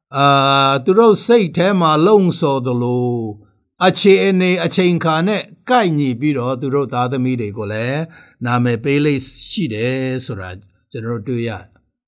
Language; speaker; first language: Burmese; non-native, local second language; Tedim Chin